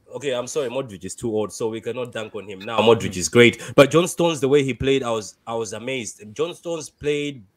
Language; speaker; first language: English; non-native, local second language; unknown